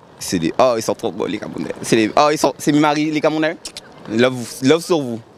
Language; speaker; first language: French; native; French